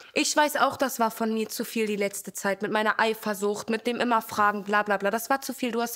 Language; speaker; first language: German; native; German